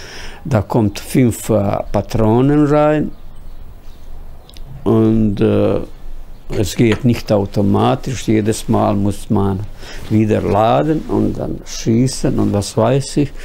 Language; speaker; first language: German; non-native, fluent; Bosnian